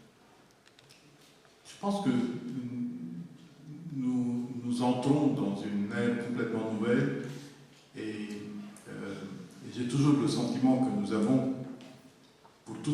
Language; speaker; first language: French; non-native, local second language; Arabic